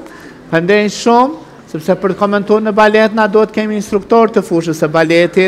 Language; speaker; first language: Albanian; native; Albanian